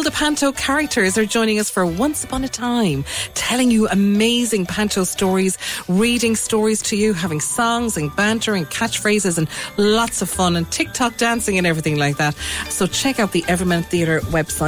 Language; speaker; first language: English; native; English